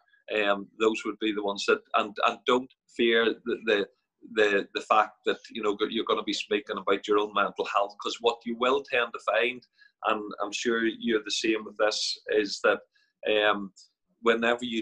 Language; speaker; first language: English; native; English